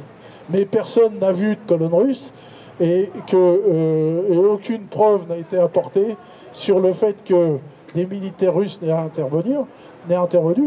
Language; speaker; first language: French; native; French